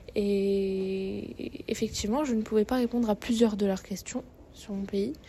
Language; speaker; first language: French; native; French